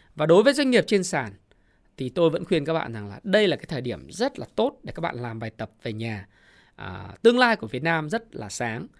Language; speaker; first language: Vietnamese; native; Vietnamese